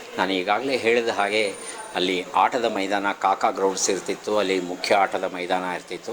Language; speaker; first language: Kannada; native; Kannada